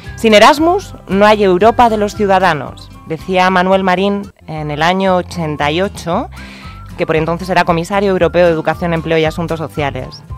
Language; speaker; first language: Spanish; native; Spanish